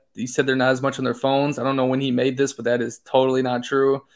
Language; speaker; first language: English; native; English